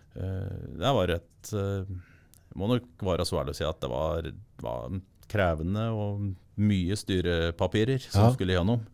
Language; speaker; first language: Norwegian; native; Norwegian